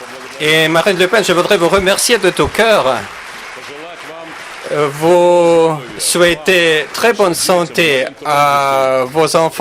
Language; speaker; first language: French; non-native, fluent; Russian